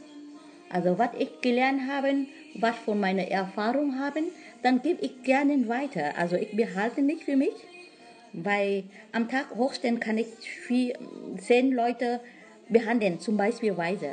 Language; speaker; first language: German; non-native, learner; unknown